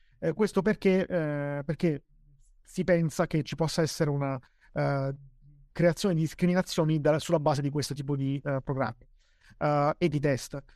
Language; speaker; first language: Italian; native; Italian